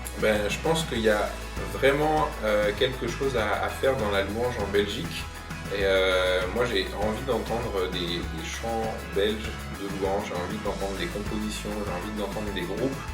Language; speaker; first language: French; native; French